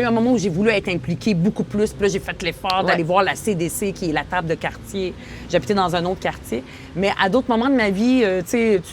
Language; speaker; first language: French; native; French